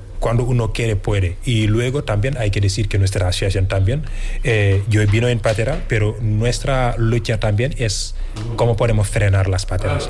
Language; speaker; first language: Spanish; non-native, fluent; Wolof